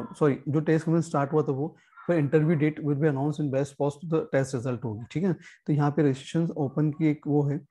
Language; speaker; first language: Hindi; native; Hindi